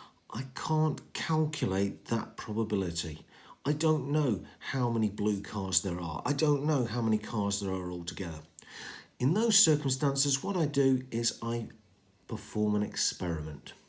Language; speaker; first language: English; native; English